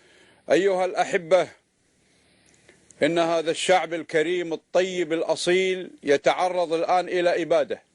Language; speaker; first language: Arabic; native; Arabic